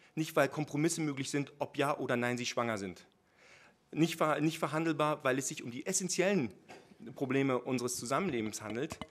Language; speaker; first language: German; native; German